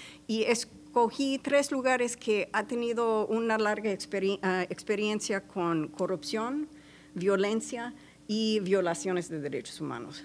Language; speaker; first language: Spanish; non-native, fluent; English